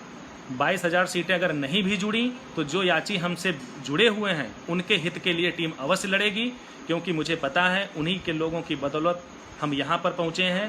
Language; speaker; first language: Hindi; native; Hindi